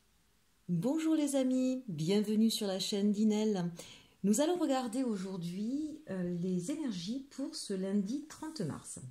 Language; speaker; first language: French; native; French